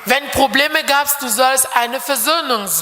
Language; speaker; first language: German; non-native, fluent; French